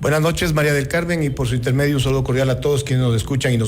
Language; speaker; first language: Spanish; native; Spanish